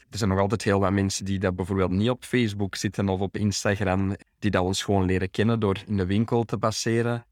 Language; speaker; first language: Dutch; native; Dutch